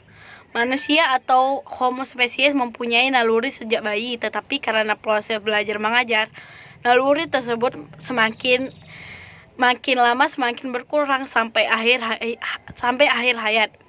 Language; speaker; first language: Indonesian; native; Indonesian